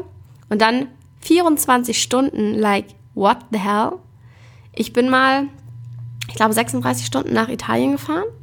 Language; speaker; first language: German; native; German